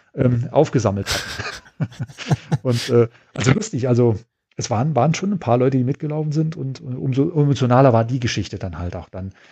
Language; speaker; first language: German; native; German